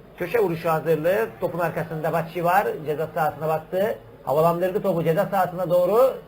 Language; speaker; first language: Turkish; native; Turkish